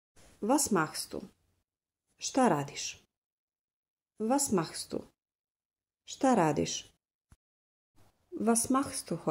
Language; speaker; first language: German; non-native, fluent; Serbian